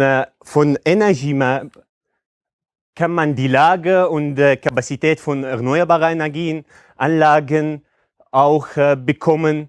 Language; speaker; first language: German; non-native, fluent; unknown